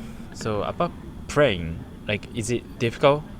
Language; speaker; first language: English; non-native, fluent; Japanese